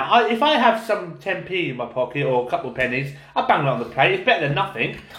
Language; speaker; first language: English; native; English